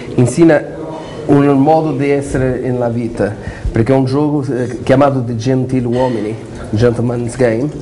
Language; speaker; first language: Italian; non-native, learner; Portuguese